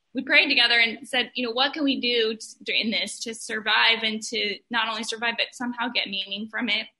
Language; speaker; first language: English; native; English